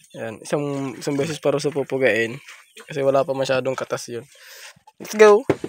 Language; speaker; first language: Filipino; non-native, local second language; Masbatenyo